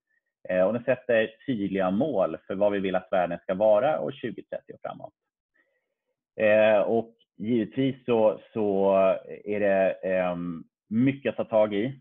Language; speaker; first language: Swedish; native; Swedish